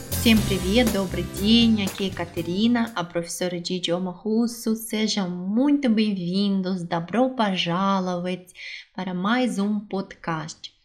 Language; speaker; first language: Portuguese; non-native, fluent; Russian